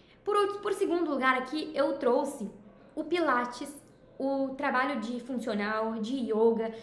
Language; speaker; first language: Portuguese; native; Portuguese